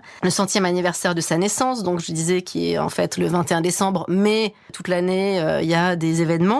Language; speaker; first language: French; native; French